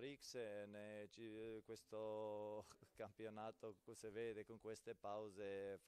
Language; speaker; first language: Italian; native; Italian